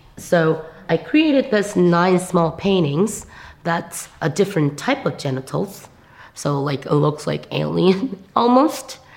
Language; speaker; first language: English; non-native, fluent; Korean